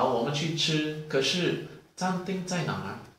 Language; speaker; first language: Chinese; non-native, learner; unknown